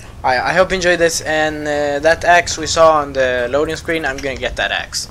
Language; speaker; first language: English; non-native, fluent; Swedish